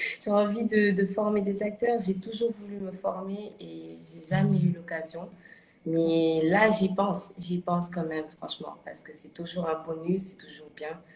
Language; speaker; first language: French; native; French